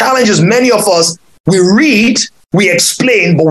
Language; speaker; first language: English; non-native, local second language; Yoruba